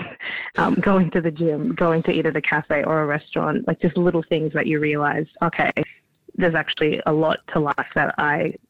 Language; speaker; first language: English; native; English